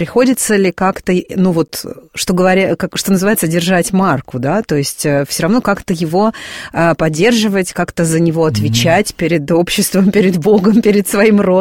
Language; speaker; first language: Russian; native; Russian